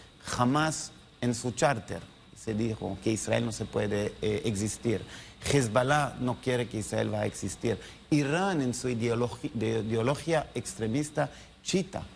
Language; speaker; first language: Spanish; non-native, learner; Hebrew